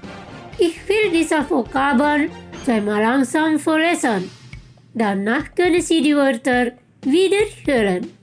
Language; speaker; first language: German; non-native, fluent; Indonesian